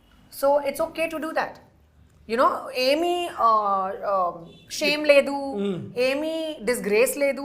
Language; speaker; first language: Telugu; non-native, local second language; Hindi